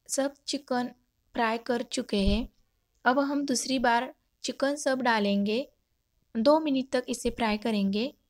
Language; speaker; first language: Hindi; non-native, local second language; Marathi